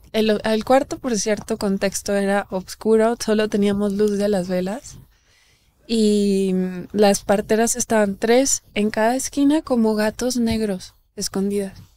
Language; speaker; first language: Spanish; native; Spanish